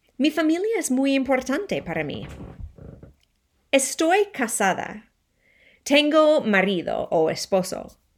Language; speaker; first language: Spanish; non-native, fluent; English